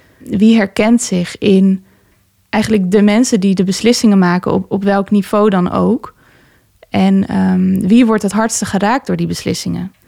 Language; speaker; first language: Dutch; native; Dutch